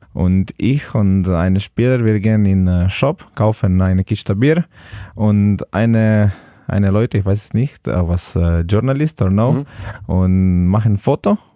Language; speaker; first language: German; non-native, learner; Slovenian